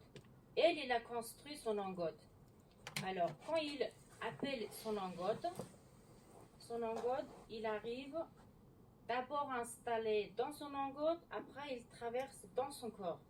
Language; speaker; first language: French; non-native, learner; Mongolian